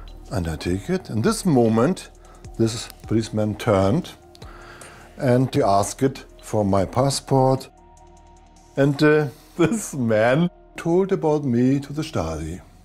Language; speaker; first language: English; non-native, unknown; German